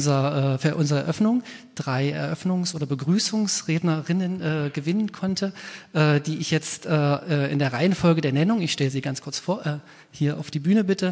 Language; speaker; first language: German; native; German